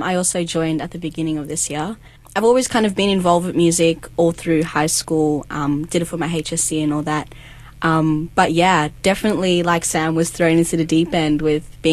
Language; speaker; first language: English; native; English